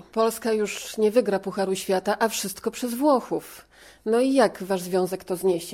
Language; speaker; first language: Polish; native; Polish